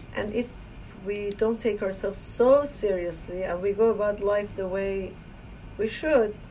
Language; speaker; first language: English; non-native, fluent; Persian